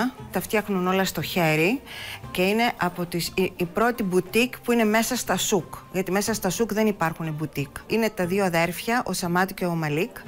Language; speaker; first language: Greek; native; Greek